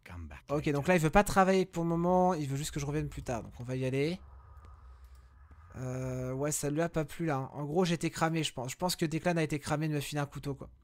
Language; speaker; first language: French; native; French